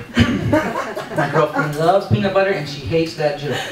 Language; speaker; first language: English; native; English